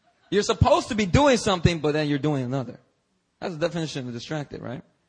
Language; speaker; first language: English; early bilingual, other home language; Korean